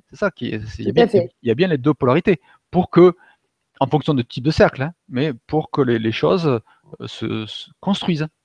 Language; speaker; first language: French; native; French